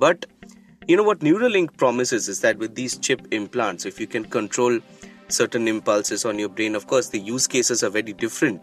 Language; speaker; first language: English; non-native, local second language; Bangla